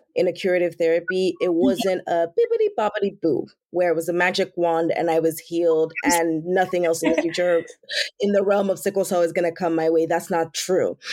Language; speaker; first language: English; non-native, local second language; Yoruba